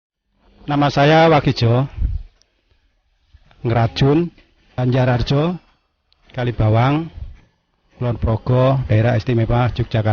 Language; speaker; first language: Indonesian; non-native, local second language; Javanese